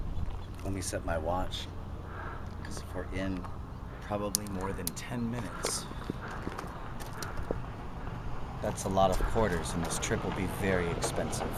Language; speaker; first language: English; native; English